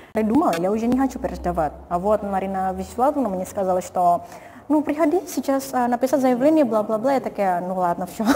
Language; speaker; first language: Russian; non-native, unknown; Indonesian